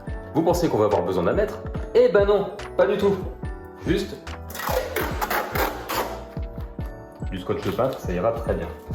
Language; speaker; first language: French; native; French